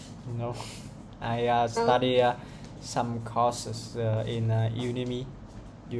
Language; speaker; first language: English; non-native, learner; Vietnamese